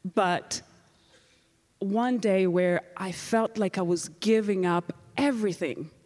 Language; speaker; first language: English; non-native, local second language; Kinyarwanda